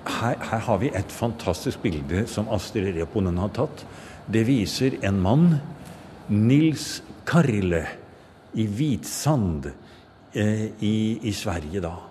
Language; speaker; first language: Norwegian; native; Norwegian